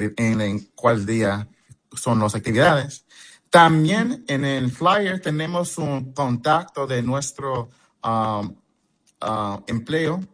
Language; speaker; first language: Spanish; early bilingual, heritage; Spanish